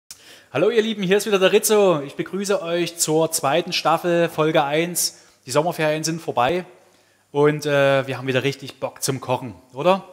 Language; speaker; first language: German; native; German